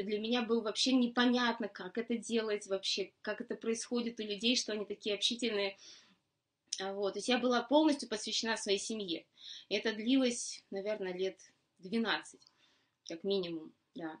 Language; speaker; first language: Russian; native; Russian